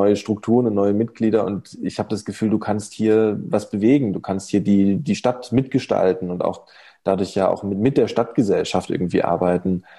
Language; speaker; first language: German; native; German